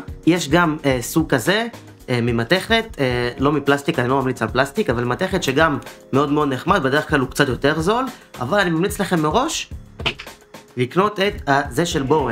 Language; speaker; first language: Hebrew; native; Hebrew